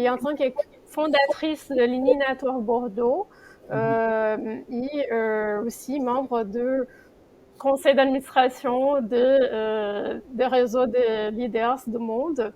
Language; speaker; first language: French; non-native, fluent; Portuguese